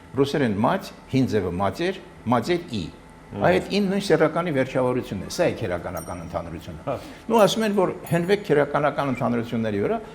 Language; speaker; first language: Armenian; native; Armenian